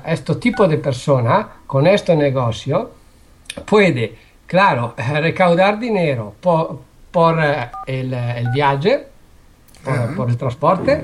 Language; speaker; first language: Spanish; non-native, learner; Italian